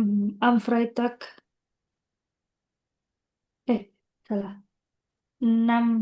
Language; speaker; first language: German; non-native, learner; Indonesian